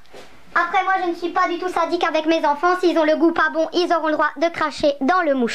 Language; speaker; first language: French; native; French